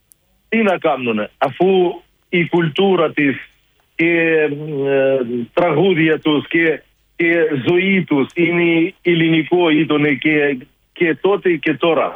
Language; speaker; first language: Greek; non-native, learner; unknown